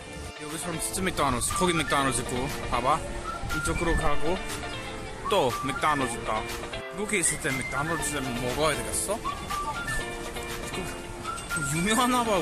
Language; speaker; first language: Korean; non-native, fluent; English